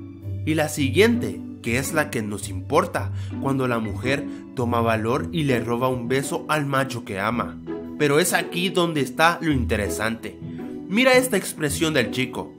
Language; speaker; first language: Spanish; native; Spanish